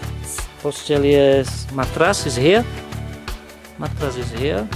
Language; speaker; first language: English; non-native, learner; Slovak